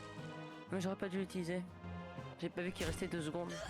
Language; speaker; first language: French; native; French